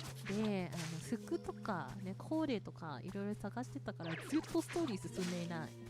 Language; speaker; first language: Japanese; native; Japanese